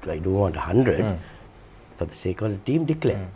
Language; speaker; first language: English; non-native, local second language; Sinhala